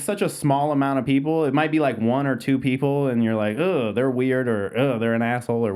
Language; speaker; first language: English; native; English